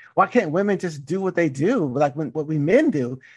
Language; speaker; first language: English; native; English